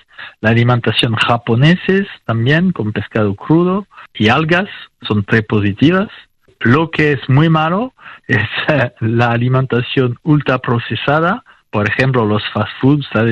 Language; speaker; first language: Spanish; non-native, fluent; French